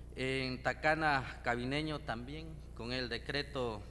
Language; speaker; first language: Spanish; native; Spanish